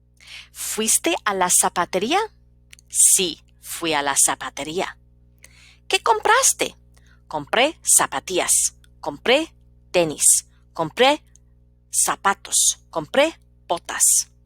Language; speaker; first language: Spanish; non-native, fluent; English